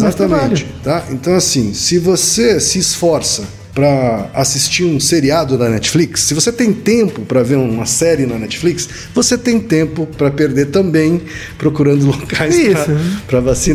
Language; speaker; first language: Portuguese; native; Portuguese